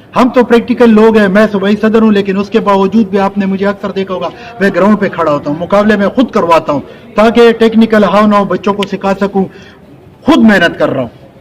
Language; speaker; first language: Urdu; non-native, local second language; Pashto